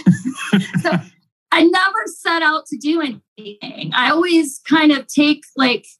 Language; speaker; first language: English; native; English